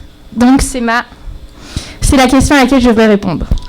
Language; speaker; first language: French; native; French